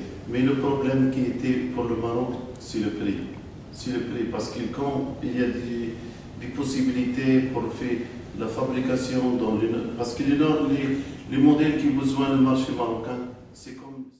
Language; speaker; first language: French; non-native, local second language; Arabic